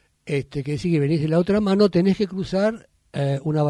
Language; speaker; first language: Spanish; native; Spanish